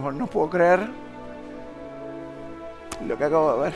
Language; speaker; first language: Spanish; native; Spanish